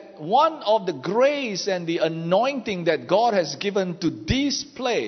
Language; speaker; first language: English; non-native, local second language; Chinese